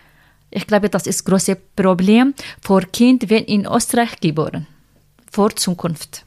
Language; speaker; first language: German; non-native, learner; Arabic